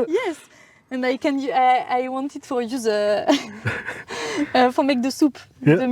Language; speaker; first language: English; non-native, learner; French